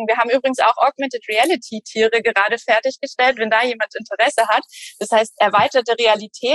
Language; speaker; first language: German; native; German